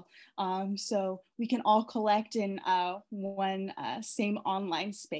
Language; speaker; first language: English; native; English